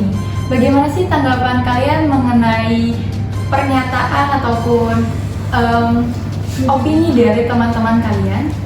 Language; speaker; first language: Indonesian; native; Indonesian